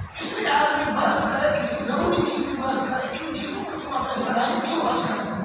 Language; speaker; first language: Urdu; non-native, local second language; Baluchi